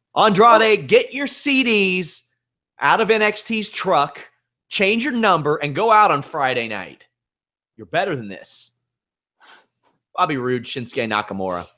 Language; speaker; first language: English; native; English